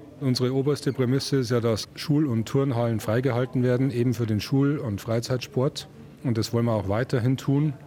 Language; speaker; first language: German; native; German